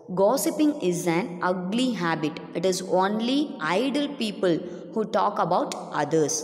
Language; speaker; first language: English; non-native, local second language; Tamil